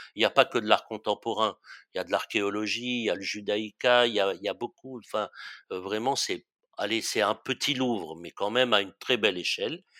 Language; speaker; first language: French; early bilingual, other home language; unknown